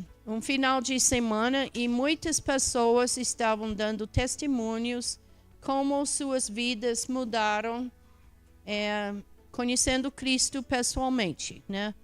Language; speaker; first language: Portuguese; non-native, fluent; English